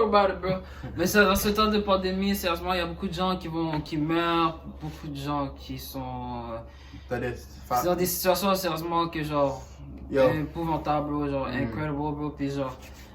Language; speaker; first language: French; early bilingual, other home language; Haitian Creole